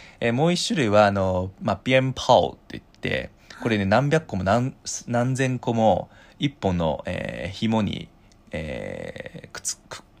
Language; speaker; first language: Japanese; non-native, fluent; Chinese